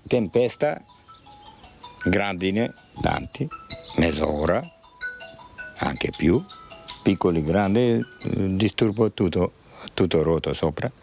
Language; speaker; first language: Italian; non-native, learner; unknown